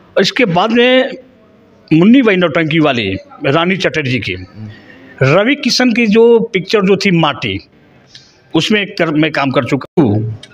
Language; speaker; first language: Hindi; non-native, local second language; Bhojpuri